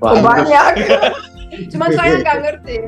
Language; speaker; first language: Indonesian; non-native, fluent; German